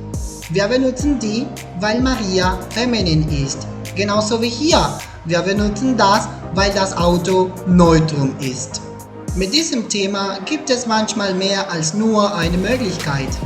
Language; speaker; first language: German; non-native, fluent; Spanish